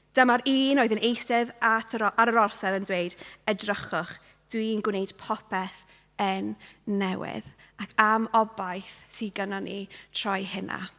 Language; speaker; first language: Welsh; non-native, local second language; English